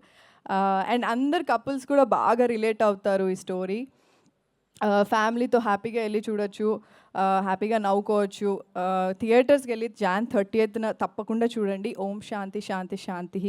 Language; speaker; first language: Telugu; native; Telugu